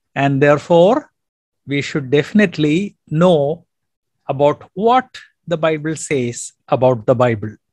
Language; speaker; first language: English; non-native, local second language; Malayalam